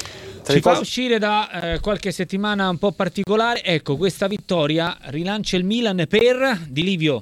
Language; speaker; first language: Italian; native; Italian